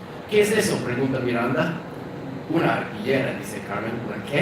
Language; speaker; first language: Spanish; non-native, fluent; English